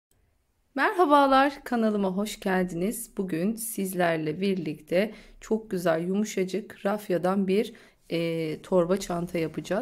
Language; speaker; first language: Turkish; native; Turkish